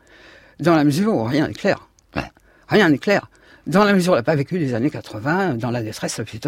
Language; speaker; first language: French; native; French